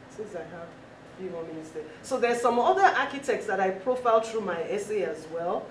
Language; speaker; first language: English; non-native, local second language; Yoruba